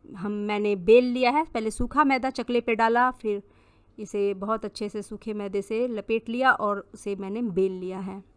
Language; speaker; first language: Hindi; native; Hindi